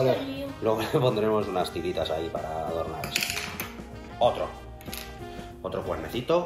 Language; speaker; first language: Spanish; native; Spanish